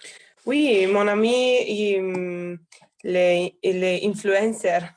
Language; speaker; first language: French; non-native, learner; Italian